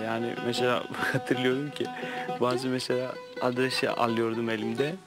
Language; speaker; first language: Turkish; non-native, fluent; Greek